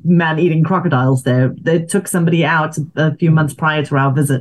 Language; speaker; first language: English; native; English